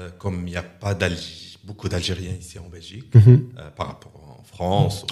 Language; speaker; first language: French; non-native, local second language; Arabic